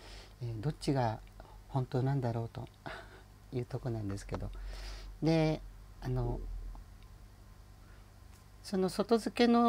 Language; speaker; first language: Japanese; native; Japanese